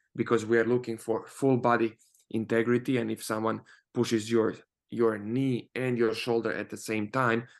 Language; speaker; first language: English; non-native, fluent; Croatian